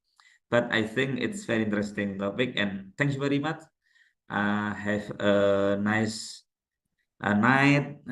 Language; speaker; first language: English; non-native, local second language; Indonesian